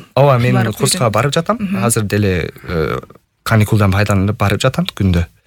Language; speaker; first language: Kyrgyz; non-native, fluent; English